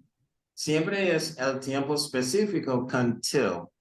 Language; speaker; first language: Spanish; early bilingual, heritage; Spanish